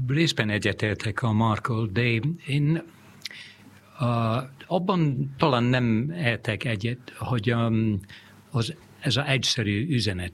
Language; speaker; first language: Hungarian; non-native, fluent; English